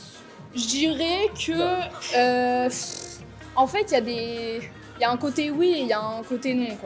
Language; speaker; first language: French; native; French